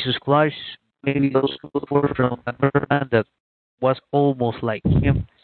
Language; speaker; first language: English; non-native, fluent; Spanish